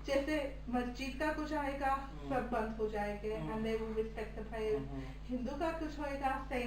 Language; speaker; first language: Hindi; early bilingual, heritage; Hindi